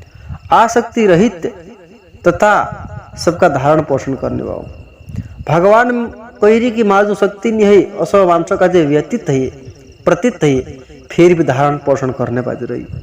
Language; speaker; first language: Hindi; non-native, local second language; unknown